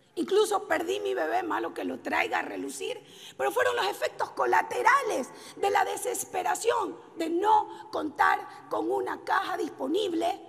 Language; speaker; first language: Spanish; native; Spanish